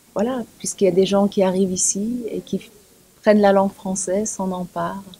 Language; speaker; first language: French; early bilingual, other home language; Persian